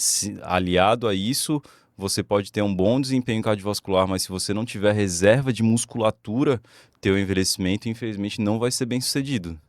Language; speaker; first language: Portuguese; native; Portuguese